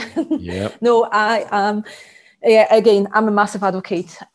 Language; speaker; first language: English; non-native, fluent; Polish